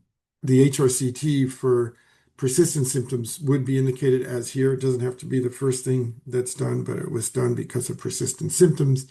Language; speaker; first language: English; native; English